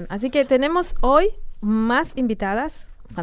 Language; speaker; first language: Spanish; native; Spanish